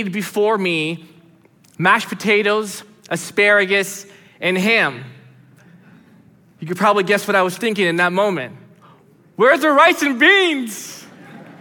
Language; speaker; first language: English; native; English